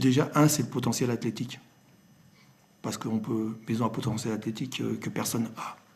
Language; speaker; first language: French; native; French